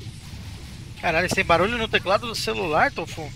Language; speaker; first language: Portuguese; native; Portuguese